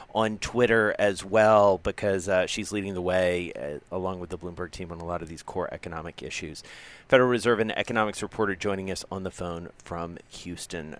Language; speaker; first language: English; native; English